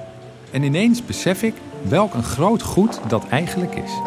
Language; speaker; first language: Dutch; native; Dutch